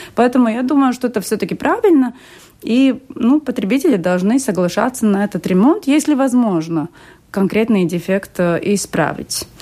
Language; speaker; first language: Russian; non-native, local second language; Latvian